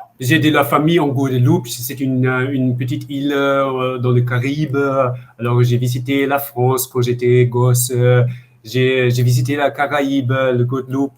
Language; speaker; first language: French; early bilingual, heritage; English